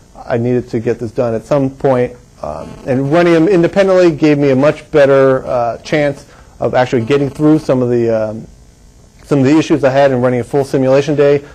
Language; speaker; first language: English; native; English